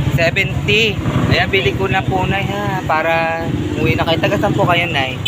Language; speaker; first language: Filipino; native; Filipino